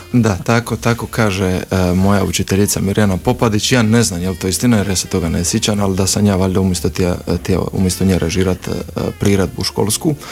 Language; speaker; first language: Croatian; native; Croatian